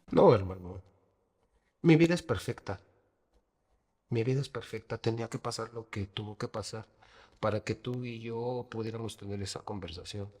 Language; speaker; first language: Spanish; native; Spanish